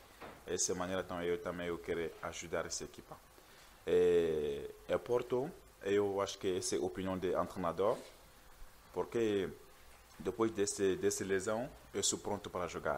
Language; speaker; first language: Portuguese; non-native, learner; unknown